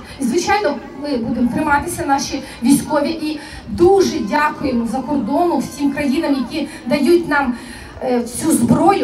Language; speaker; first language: Ukrainian; native; Ukrainian